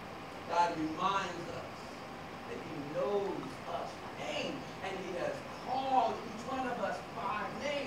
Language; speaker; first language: English; native; English